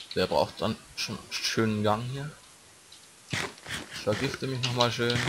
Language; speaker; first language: German; native; German